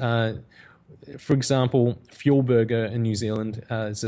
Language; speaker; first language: English; native; English